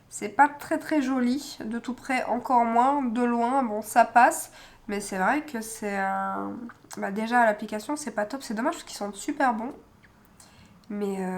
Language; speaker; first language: French; native; French